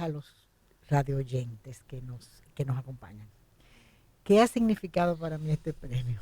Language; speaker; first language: Spanish; native; Spanish